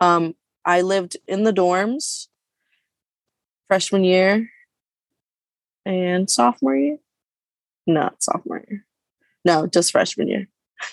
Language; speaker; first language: English; native; English